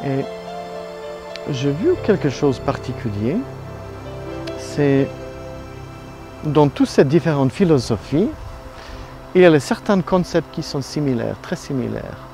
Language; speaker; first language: French; non-native, learner; Italian